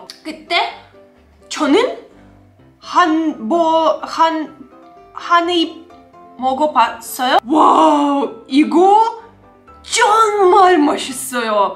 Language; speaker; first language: Korean; non-native, learner; Russian